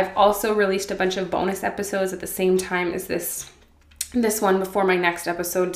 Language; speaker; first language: English; native; English